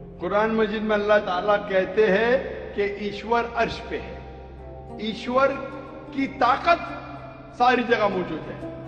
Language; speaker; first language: Urdu; non-native, local second language; Konkani